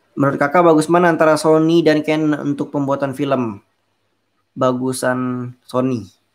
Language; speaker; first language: Indonesian; native; Indonesian